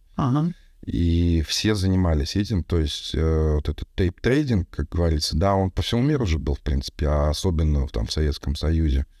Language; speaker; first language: Russian; native; Russian